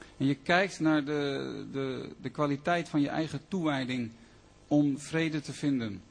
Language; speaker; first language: Dutch; native; Dutch